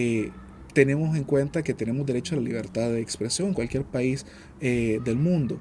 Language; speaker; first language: Spanish; native; Spanish